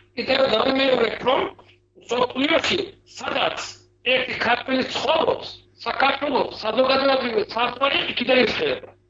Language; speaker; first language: Georgian; non-native, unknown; Turkish